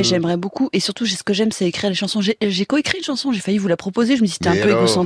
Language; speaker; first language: French; native; French